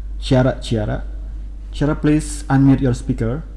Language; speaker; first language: English; non-native, fluent; Indonesian